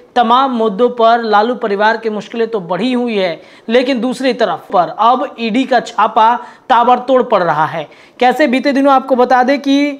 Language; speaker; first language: Hindi; native; Hindi